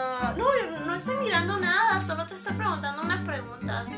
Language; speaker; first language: Spanish; early bilingual, heritage; Spanish